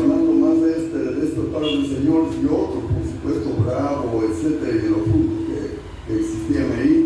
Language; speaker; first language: Spanish; native; Spanish